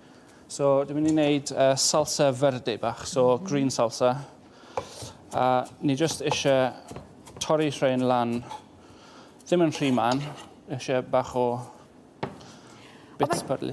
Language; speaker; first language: Welsh; native; Welsh